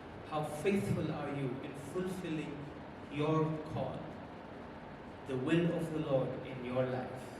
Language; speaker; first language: English; non-native, local second language; Telugu